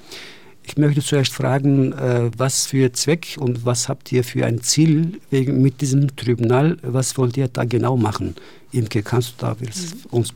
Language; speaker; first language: German; non-native, fluent; Turkish